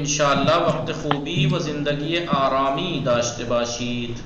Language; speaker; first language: Persian; non-native, fluent; Urdu